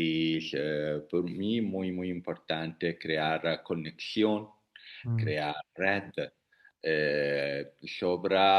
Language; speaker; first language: Spanish; non-native, learner; Italian